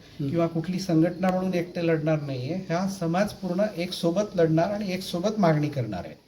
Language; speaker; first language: Marathi; non-native, local second language; Lambadi